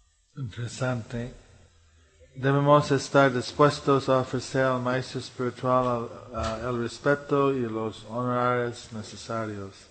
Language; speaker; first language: Spanish; non-native, fluent; English